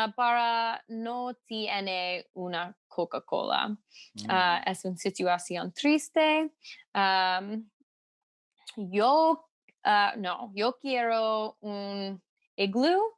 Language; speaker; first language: Spanish; non-native, learner; English